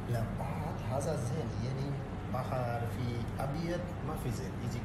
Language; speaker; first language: Arabic; non-native, learner; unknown